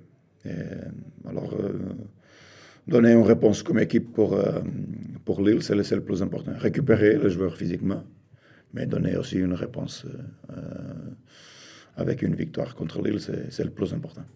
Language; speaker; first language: French; non-native, fluent; Portuguese